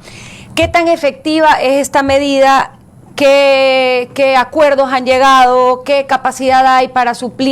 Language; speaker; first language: Spanish; native; Spanish